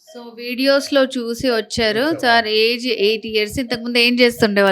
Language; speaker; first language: Telugu; native; Telugu